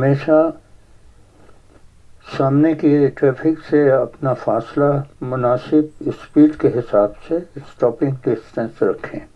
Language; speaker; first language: Urdu; native; Urdu